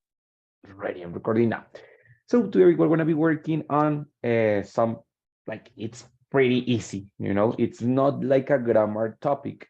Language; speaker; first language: English; non-native, fluent; Spanish